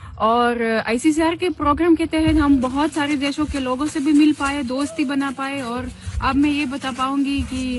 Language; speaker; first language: Hindi; non-native, fluent; Russian